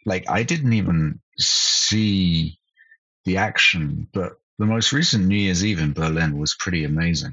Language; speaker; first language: English; native; English